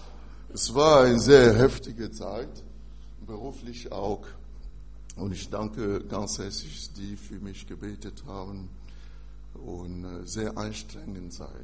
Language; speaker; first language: German; non-native, fluent; French